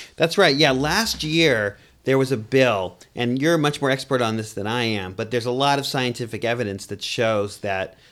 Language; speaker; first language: English; native; English